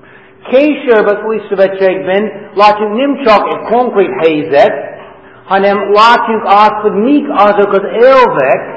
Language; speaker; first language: Hungarian; non-native, fluent; English